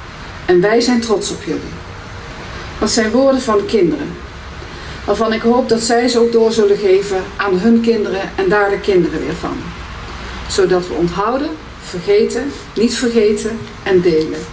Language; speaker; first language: Dutch; native; Dutch